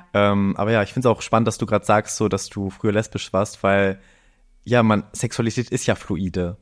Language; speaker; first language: German; early bilingual, other home language; Greek